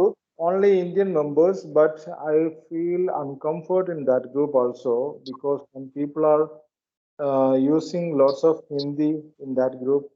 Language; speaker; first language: English; non-native, learner; Malayalam